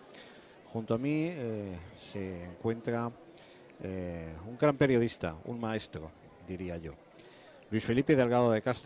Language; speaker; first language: Spanish; native; Spanish